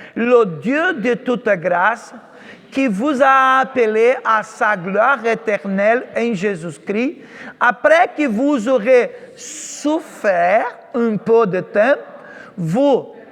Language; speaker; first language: French; non-native, fluent; Portuguese